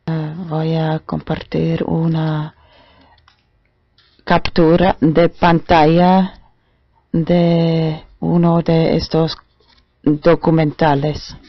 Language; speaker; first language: Spanish; non-native, fluent; German